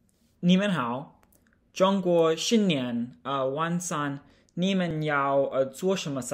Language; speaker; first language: Chinese; non-native, learner; English